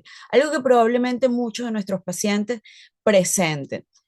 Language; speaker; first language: Spanish; native; Spanish